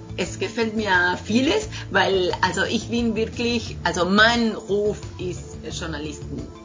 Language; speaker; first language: German; non-native, fluent; Spanish